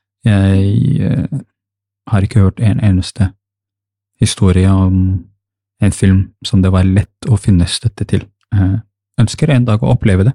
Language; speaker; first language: Norwegian; non-native, fluent; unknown